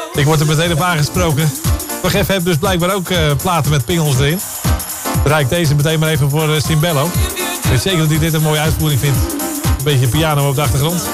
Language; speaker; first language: Dutch; native; Dutch